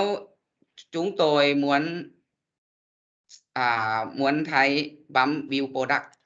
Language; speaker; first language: Vietnamese; non-native, learner; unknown